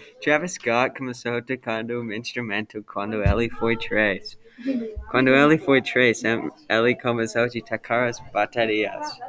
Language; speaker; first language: Portuguese; non-native, learner; English